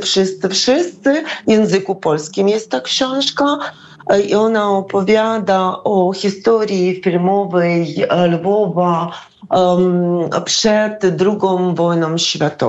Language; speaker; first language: Polish; non-native, fluent; Ukrainian